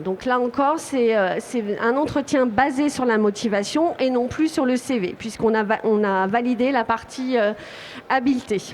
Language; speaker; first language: French; native; French